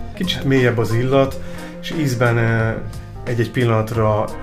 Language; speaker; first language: Hungarian; native; Hungarian